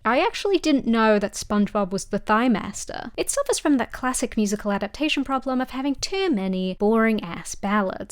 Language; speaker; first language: English; native; English